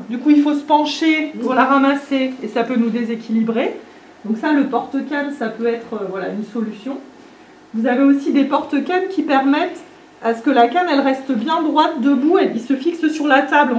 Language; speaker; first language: French; native; French